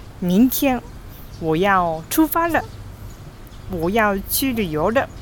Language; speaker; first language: Chinese; non-native, fluent; Japanese